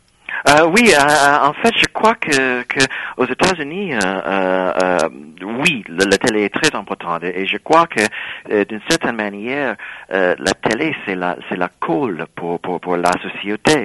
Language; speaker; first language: French; non-native, fluent; English